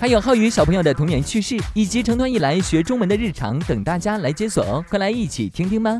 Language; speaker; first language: Chinese; native; Chinese